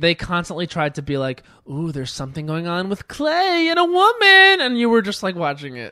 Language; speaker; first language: English; native; English